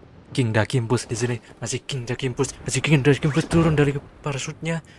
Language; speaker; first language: Indonesian; non-native, local second language; Javanese